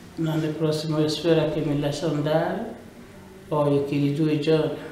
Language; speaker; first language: Italian; non-native, learner; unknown